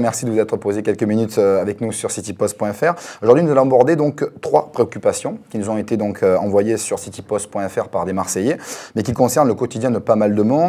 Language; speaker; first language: French; native; French